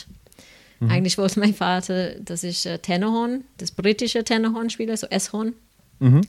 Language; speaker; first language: German; non-native, fluent; English